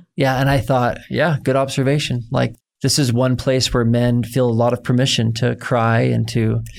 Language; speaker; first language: English; native; English